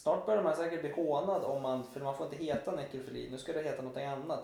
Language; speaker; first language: Swedish; native; Swedish